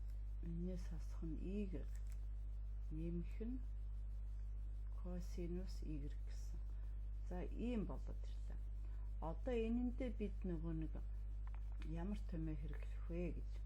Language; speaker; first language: Mongolian; native; Mongolian